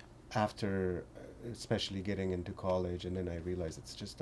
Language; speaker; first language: English; early bilingual, other home language; Persian